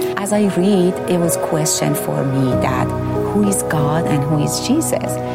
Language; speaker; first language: English; non-native, fluent; Persian